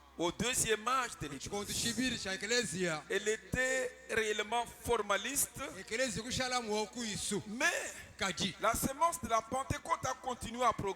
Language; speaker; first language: French; non-native, local second language; Luba-Lulua